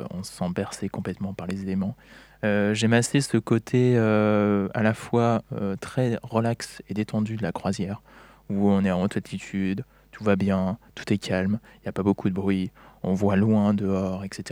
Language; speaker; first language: French; native; French